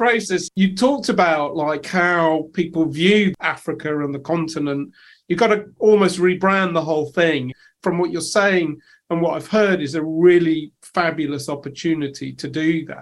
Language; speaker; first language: English; native; English